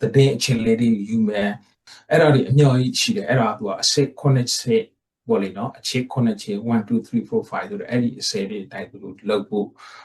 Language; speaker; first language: Burmese; native; Burmese